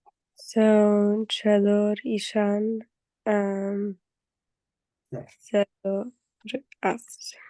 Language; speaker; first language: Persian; non-native, learner; English